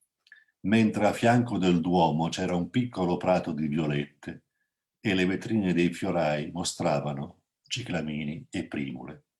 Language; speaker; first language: Italian; native; Italian